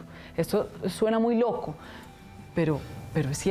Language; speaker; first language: Spanish; native; Spanish